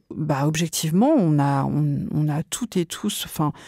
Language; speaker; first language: French; native; French